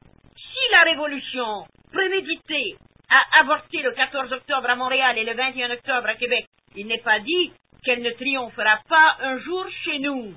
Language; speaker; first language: French; native; French